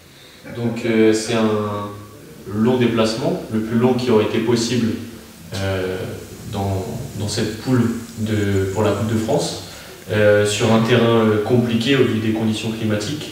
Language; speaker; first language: French; native; French